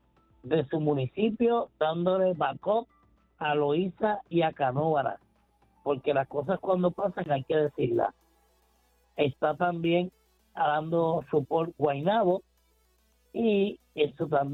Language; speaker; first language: Spanish; native; Spanish